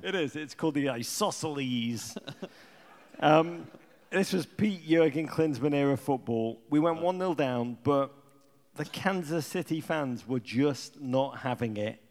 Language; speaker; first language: English; native; English